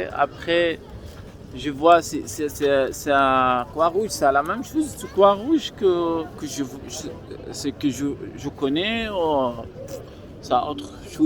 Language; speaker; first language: French; non-native, learner; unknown